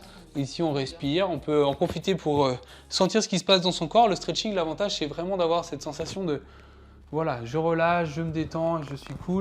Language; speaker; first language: French; native; French